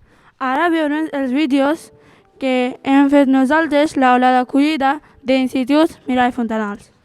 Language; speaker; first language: Catalan; non-native, learner; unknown